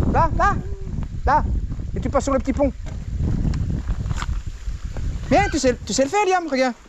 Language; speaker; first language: French; native; French